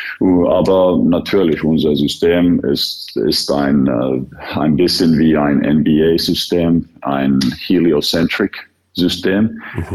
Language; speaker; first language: German; non-native, fluent; Finnish